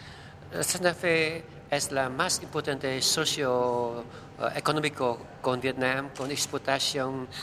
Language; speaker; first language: Spanish; non-native, learner; Vietnamese